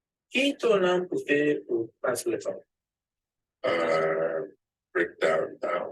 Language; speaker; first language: French; non-native, learner; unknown